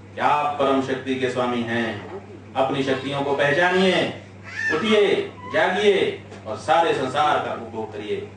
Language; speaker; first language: Hindi; non-native, local second language; Gujarati